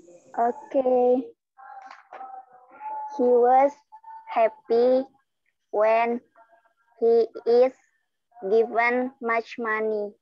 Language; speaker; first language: English; non-native, learner; Indonesian